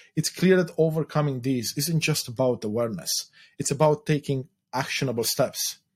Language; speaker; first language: English; non-native, fluent; Romanian